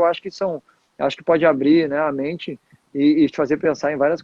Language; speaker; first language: Portuguese; native; Portuguese